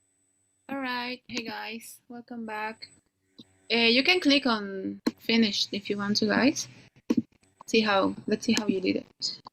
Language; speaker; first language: English; non-native, fluent; Spanish